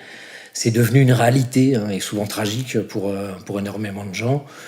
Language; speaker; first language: French; native; French